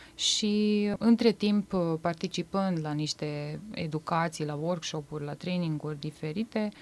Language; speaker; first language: Romanian; non-native, fluent; Bosnian